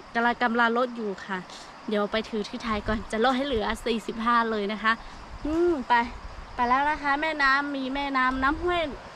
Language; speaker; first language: Thai; non-native, local second language; Lahu